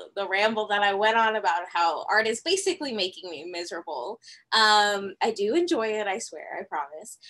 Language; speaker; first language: English; native; English